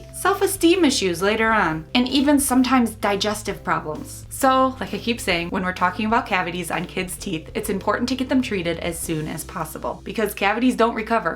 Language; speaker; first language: English; native; English